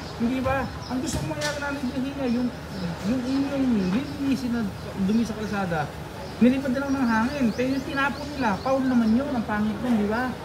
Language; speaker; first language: Filipino; native; Filipino